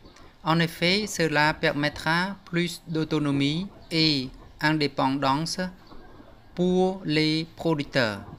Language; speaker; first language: French; non-native, fluent; Khmer